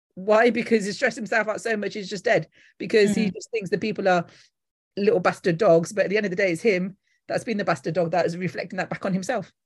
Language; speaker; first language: English; native; English